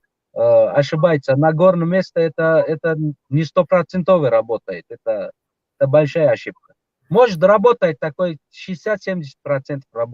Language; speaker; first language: Russian; non-native, local second language; Tajik